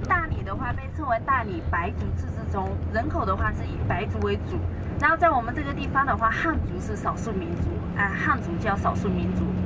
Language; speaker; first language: Chinese; native; Chinese